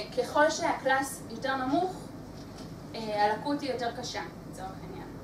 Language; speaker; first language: Hebrew; native; Hebrew